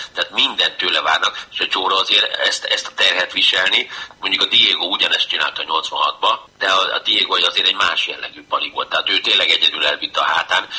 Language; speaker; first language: Hungarian; native; Hungarian